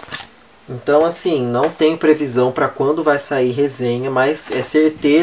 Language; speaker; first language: Portuguese; native; Portuguese